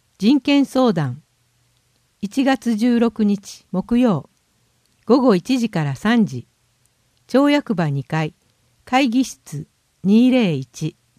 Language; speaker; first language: Japanese; native; Japanese